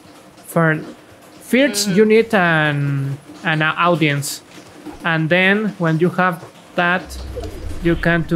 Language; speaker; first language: English; non-native, learner; Spanish